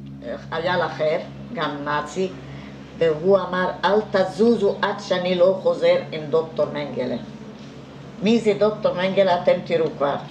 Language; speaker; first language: Hebrew; non-native, fluent; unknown